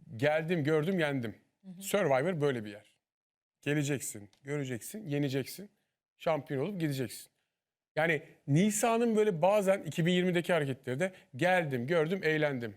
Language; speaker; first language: Turkish; native; Turkish